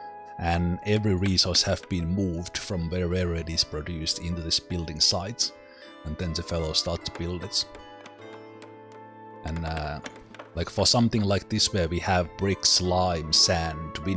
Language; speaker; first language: English; non-native, fluent; Finnish